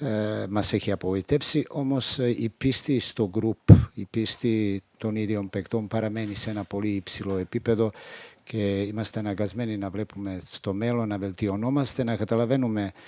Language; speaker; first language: Greek; non-native, fluent; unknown